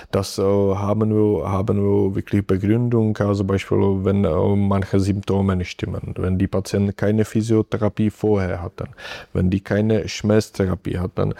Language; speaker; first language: German; non-native, fluent; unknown